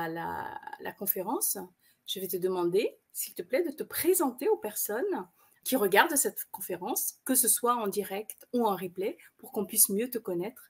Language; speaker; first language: French; native; French